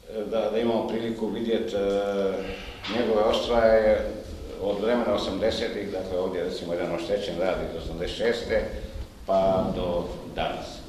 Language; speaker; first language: Croatian; native; Croatian